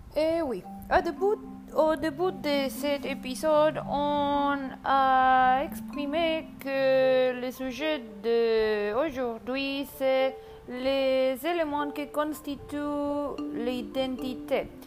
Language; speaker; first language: French; non-native, learner; Spanish